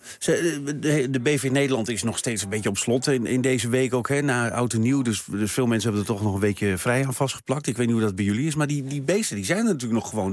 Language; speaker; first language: Dutch; native; Dutch